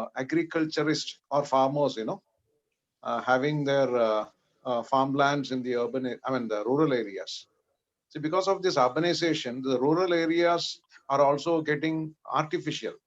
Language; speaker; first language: English; non-native, local second language; Malayalam